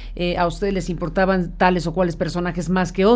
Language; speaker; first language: Spanish; native; Spanish